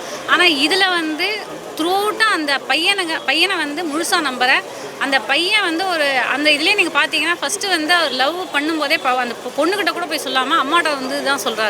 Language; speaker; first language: Tamil; native; Tamil